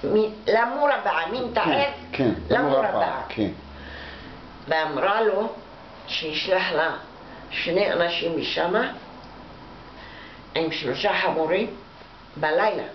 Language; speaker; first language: Hebrew; non-native, fluent; Arabic